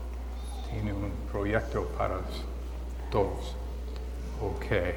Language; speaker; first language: Spanish; non-native, learner; English